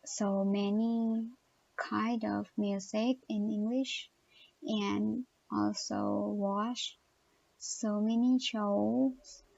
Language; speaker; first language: English; non-native, learner; Thai